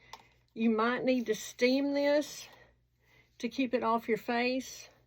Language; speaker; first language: English; native; English